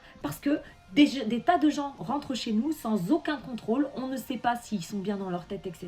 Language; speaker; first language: French; native; French